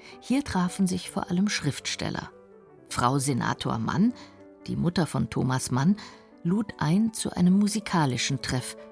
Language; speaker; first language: German; native; German